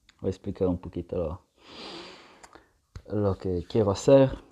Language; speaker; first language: Spanish; non-native, fluent; Italian